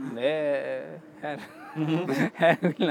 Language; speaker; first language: Swedish; non-native, fluent; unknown